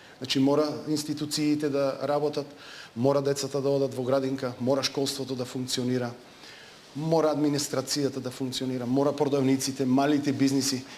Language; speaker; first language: Macedonian; native; Macedonian